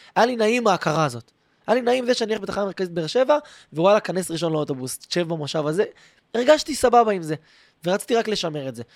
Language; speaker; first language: Hebrew; native; Hebrew